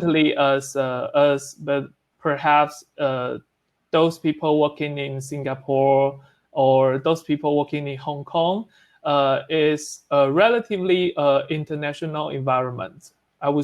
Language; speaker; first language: English; non-native, learner; Chinese